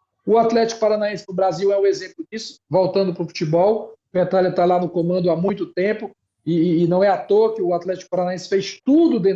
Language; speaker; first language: Portuguese; native; Portuguese